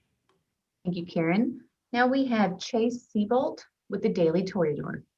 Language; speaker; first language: English; native; English